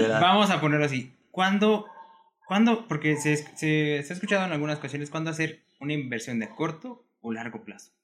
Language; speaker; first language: Spanish; native; Spanish